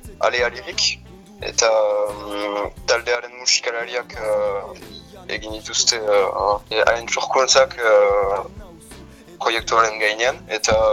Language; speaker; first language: Basque; non-native, local second language; French